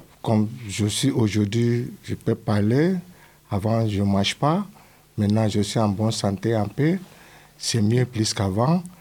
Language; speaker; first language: French; non-native, learner; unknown